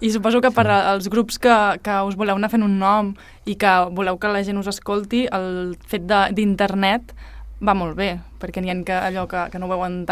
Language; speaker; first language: Catalan; native; Catalan